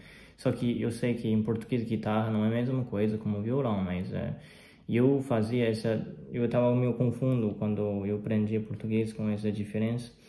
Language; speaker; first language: Portuguese; non-native, fluent; Chinese